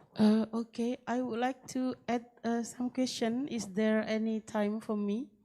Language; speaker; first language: English; non-native, learner; Indonesian